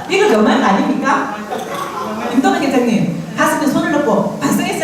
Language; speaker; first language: Korean; native; Korean